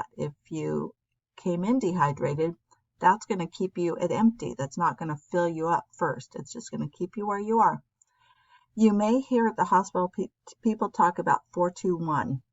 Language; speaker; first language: English; native; English